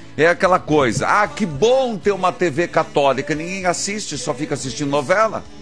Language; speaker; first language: Portuguese; native; Portuguese